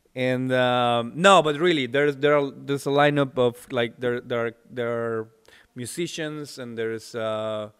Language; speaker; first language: English; non-native, fluent; Spanish